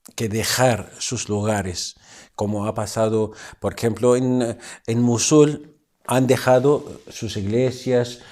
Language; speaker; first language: Spanish; non-native, fluent; Arabic